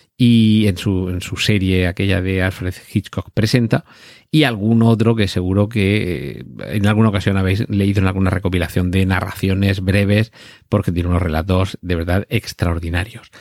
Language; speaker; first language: Spanish; native; Spanish